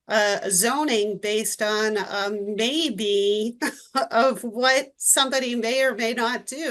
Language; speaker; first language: English; native; English